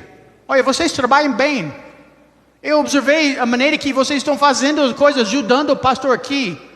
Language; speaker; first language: Portuguese; non-native, learner; English